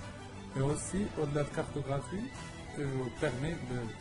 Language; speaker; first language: French; non-native, learner; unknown